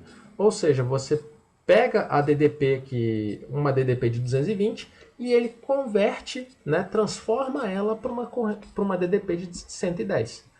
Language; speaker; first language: Portuguese; native; Portuguese